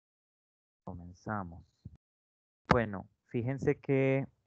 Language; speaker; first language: Spanish; native; Spanish